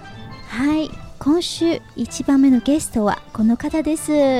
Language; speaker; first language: Japanese; non-native, fluent; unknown